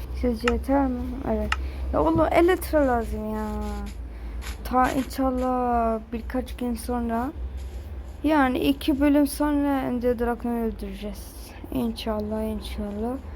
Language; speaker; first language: Turkish; early bilingual, other home language; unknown